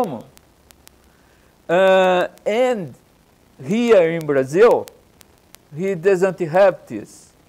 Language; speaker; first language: English; non-native, learner; Portuguese